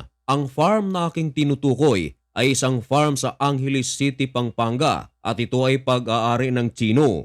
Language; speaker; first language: Filipino; native; Filipino